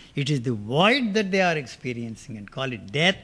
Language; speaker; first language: English; non-native, local second language; Telugu